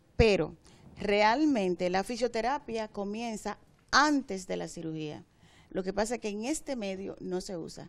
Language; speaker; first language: Spanish; native; Spanish